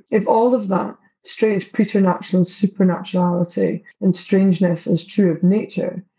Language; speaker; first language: English; native; English